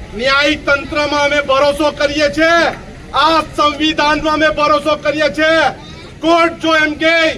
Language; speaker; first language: Gujarati; non-native, local second language; Bhili